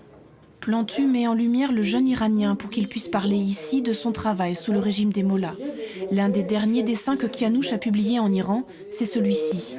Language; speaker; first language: French; native; French